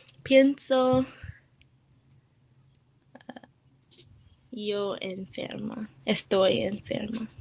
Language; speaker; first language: Spanish; non-native, learner; English